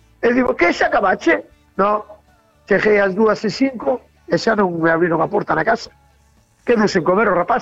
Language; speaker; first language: Spanish; non-native, local second language; Galician